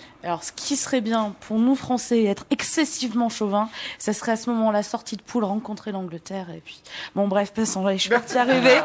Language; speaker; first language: French; native; French